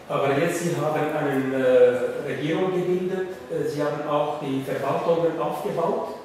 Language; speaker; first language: German; non-native, fluent; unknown